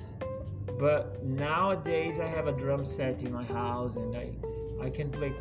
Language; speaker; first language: English; non-native, fluent; Portuguese